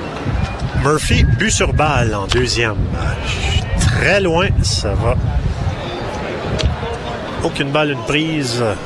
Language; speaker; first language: French; native; French